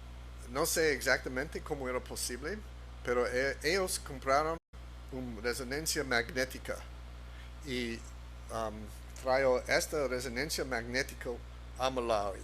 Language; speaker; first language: Spanish; non-native, fluent; English